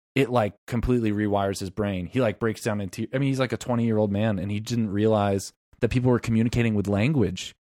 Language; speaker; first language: English; native; English